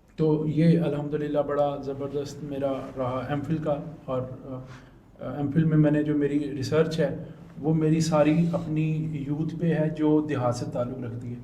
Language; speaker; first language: Urdu; native; Urdu